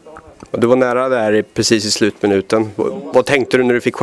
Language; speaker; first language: Swedish; native; Swedish